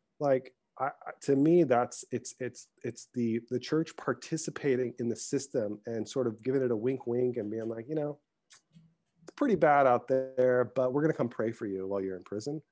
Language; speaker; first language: English; early bilingual, other home language; Arabic